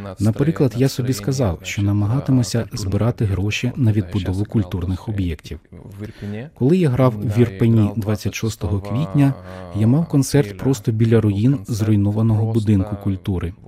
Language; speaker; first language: Ukrainian; non-native, fluent; Lithuanian